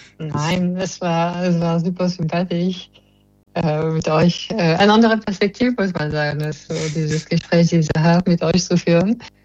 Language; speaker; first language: German; non-native, fluent; French